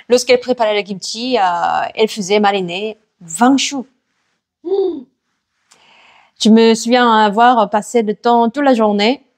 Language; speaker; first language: French; non-native, learner; Korean